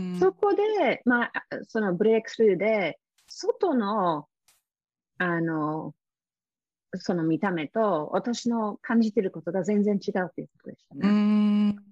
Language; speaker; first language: Japanese; non-native, fluent; English